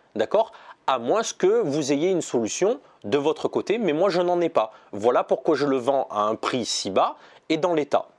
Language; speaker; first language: French; native; French